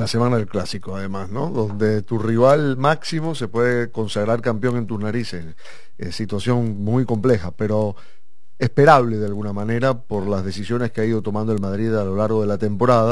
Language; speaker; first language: Spanish; native; Spanish